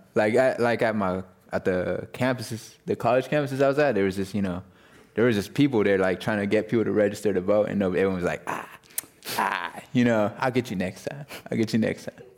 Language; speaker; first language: English; native; English